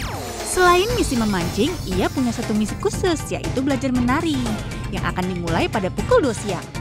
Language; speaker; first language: Indonesian; native; Indonesian